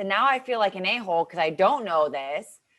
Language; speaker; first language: English; native; English